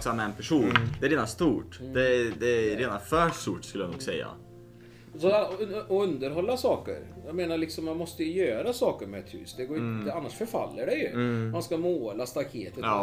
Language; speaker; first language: Swedish; non-native, fluent; Arabic